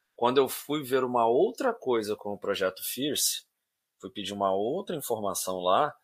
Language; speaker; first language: Portuguese; native; Portuguese